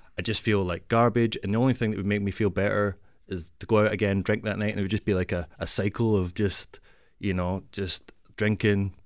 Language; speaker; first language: English; native; English